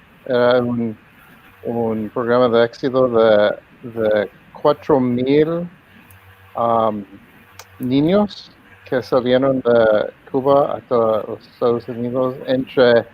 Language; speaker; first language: Spanish; early bilingual, heritage; Spanish